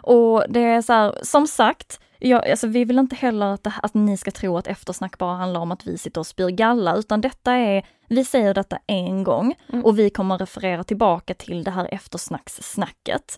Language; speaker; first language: Swedish; native; Swedish